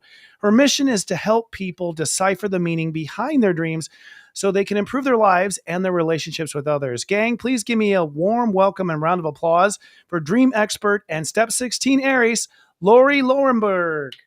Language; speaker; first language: English; native; English